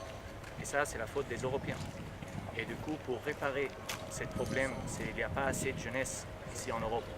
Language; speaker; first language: French; non-native, learner; Arabic